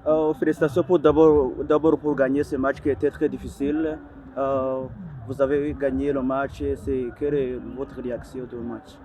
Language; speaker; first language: French; non-native, local second language; Kinyarwanda